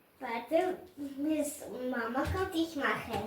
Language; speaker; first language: German; early bilingual, other home language; Russian